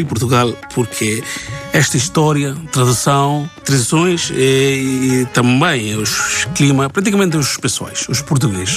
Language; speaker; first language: Portuguese; non-native, learner; Bangla